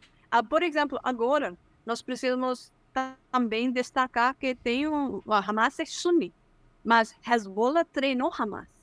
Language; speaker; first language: Portuguese; non-native, fluent; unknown